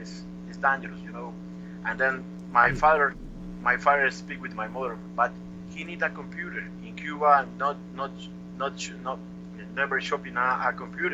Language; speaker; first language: English; non-native, learner; Spanish